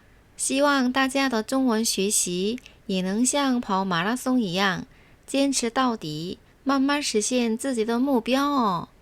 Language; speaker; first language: Chinese; non-native, fluent; Korean